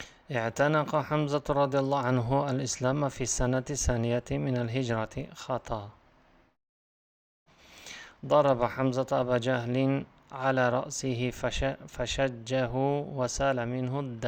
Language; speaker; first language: Arabic; non-native, fluent; Uzbek